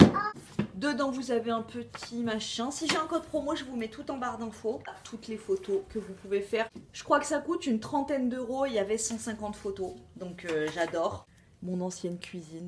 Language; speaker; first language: French; native; French